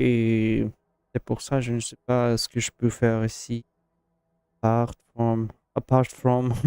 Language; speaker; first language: French; non-native, learner; Russian